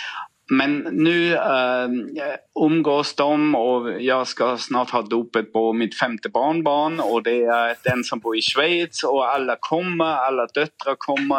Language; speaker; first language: Swedish; non-native, fluent; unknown